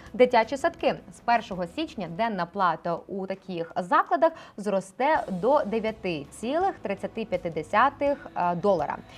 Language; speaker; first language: Ukrainian; native; Ukrainian